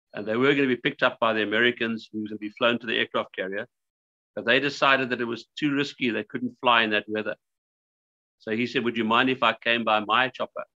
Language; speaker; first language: English; native; English